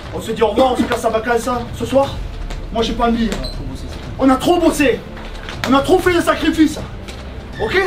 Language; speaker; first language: French; native; French